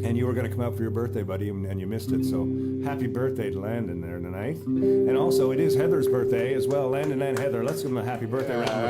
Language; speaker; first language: English; native; English